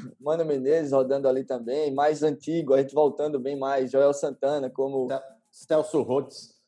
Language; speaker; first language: Portuguese; native; Portuguese